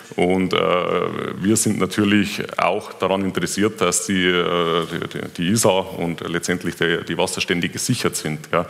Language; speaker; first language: German; native; German